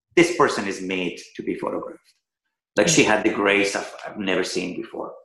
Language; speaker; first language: English; early bilingual, other home language; Persian